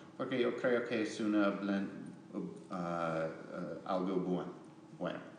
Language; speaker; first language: Spanish; non-native, learner; English